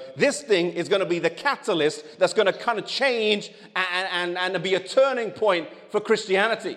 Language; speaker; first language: English; native; English